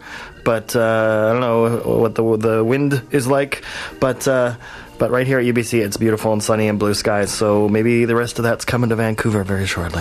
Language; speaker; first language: English; native; English